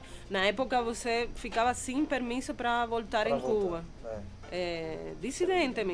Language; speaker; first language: Portuguese; non-native, fluent; Spanish